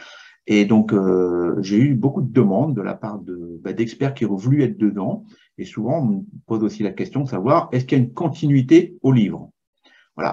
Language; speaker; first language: French; native; French